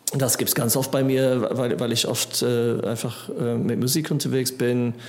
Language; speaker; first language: German; non-native, fluent; English